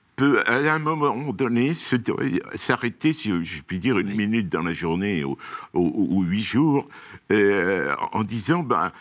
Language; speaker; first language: French; native; French